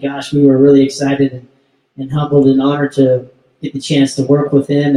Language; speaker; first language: English; native; English